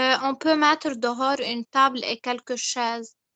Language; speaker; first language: French; non-native, learner; Arabic